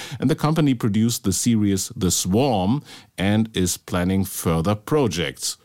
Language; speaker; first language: English; non-native, fluent; German